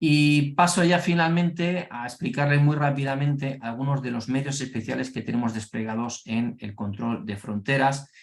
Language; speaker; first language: Spanish; native; Spanish